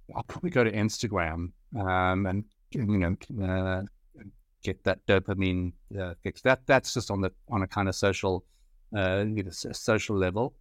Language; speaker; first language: English; native; English